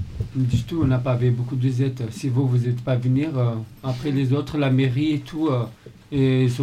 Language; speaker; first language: French; non-native, fluent; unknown